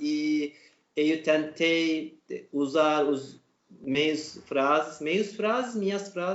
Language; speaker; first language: Portuguese; non-native, learner; Turkish